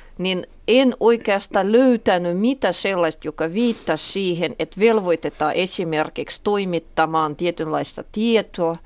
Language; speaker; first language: Finnish; non-native, fluent; Russian